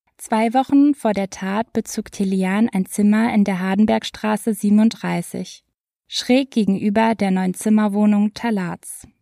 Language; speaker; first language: German; native; German